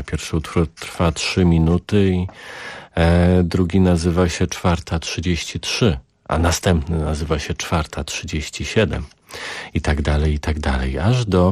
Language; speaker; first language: Polish; native; Polish